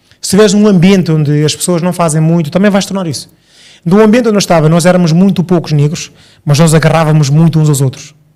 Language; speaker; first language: Portuguese; early bilingual, other home language; Upper Guinea Crioulo